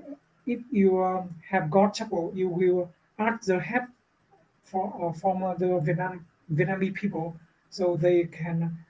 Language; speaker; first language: English; non-native, learner; Vietnamese